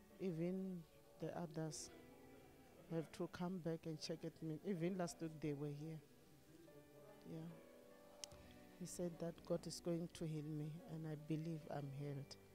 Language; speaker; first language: English; non-native, local second language; Tsonga